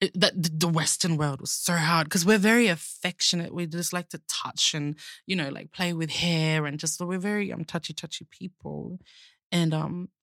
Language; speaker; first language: English; native; English